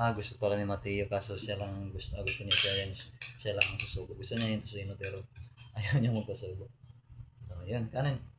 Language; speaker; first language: Filipino; non-native, local second language; Cebuano